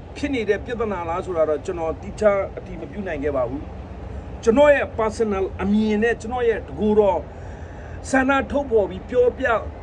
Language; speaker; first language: Burmese; non-native, local second language; Nepali